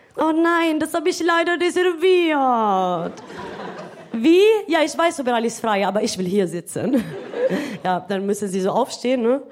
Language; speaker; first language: German; non-native, fluent; Italian